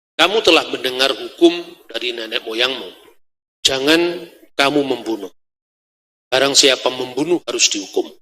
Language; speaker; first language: Indonesian; non-native, local second language; Javanese